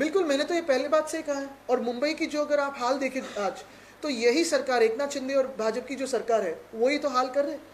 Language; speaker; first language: Hindi; non-native, local second language; Marathi